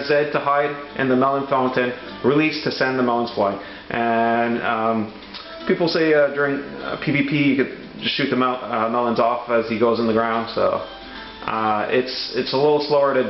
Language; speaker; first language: English; native; English